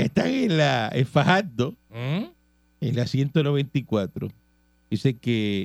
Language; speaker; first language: Spanish; native; Spanish